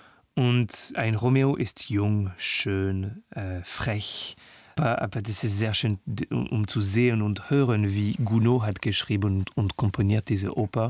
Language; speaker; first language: German; non-native, fluent; French